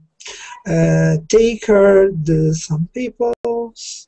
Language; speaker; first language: English; non-native, learner; Portuguese